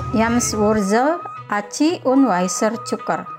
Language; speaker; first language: German; non-native, fluent; Indonesian